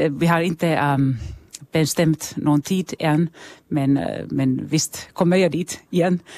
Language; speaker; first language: Swedish; non-native, local second language; Finnish